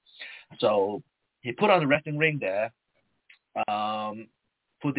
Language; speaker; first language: English; non-native, local second language; Chinese